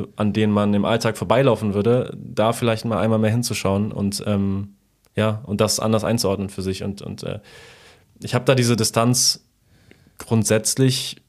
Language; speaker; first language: German; early bilingual, other home language; Polish